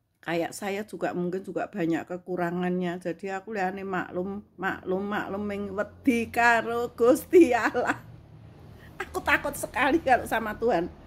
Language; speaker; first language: Indonesian; non-native, local second language; Javanese